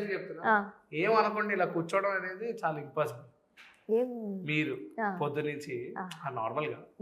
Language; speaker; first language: Telugu; native; Telugu